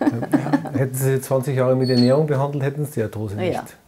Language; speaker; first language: German; native; German